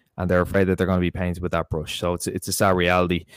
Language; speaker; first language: English; early bilingual, other home language; Portuguese